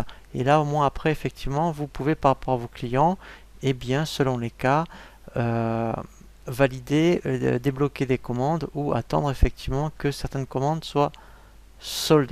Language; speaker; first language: French; native; French